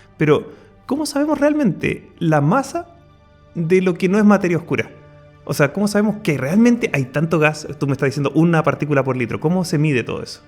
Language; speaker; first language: Spanish; native; Spanish